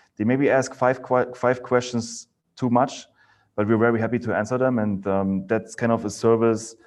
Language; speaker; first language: English; non-native, fluent; German